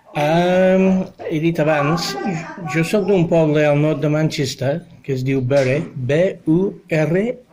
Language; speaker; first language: Catalan; non-native, fluent; English